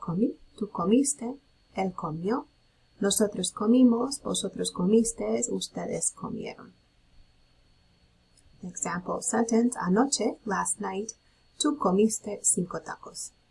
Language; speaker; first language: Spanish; non-native, fluent; English